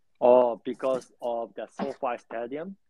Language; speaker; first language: English; non-native, learner; Japanese